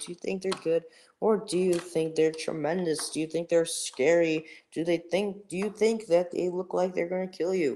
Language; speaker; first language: English; native; English